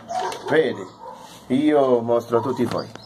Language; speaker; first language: Italian; non-native, learner; Portuguese